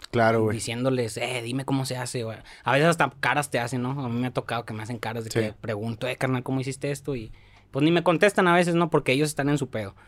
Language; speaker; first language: Spanish; native; Spanish